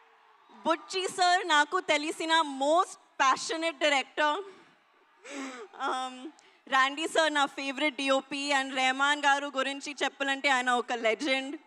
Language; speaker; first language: Telugu; non-native, learner; Hindi